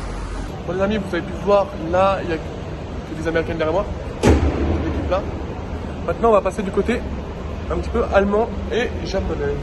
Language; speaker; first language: French; native; French